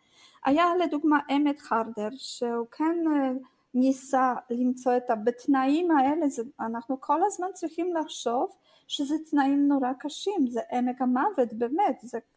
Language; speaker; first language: Hebrew; non-native, fluent; Russian